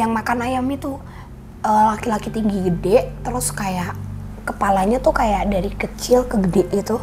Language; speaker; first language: Indonesian; native; Indonesian